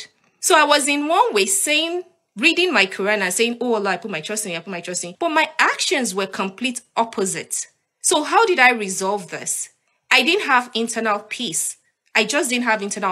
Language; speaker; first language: English; non-native, local second language; Yoruba